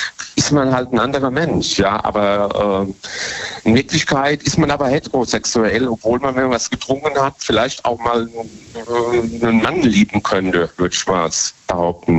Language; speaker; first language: German; native; German